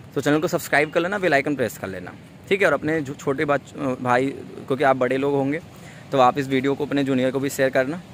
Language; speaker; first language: Hindi; native; Hindi